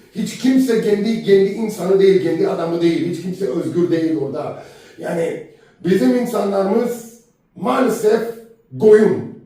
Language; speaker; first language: Turkish; native; Turkish